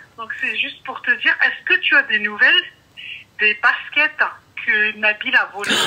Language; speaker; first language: French; early bilingual, other home language; Arabic